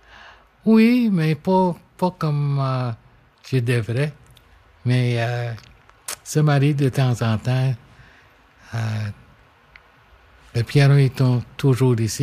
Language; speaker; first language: French; non-native, local second language; English